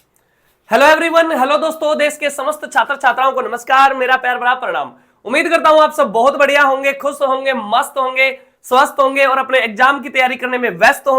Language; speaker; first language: Hindi; native; Hindi